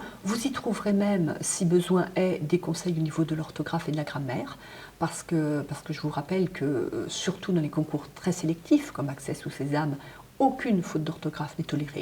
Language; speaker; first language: French; native; French